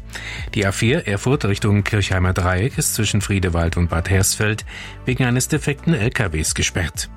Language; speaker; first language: German; native; German